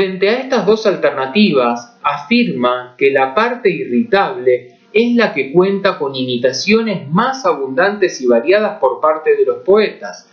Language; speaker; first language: Spanish; native; Spanish